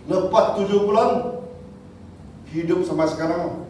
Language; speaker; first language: Malay; non-native, local second language; Chinese